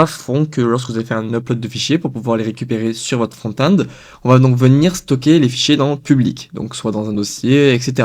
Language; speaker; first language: French; native; French